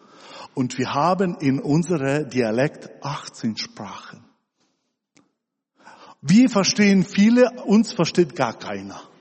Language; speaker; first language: German; non-native, fluent; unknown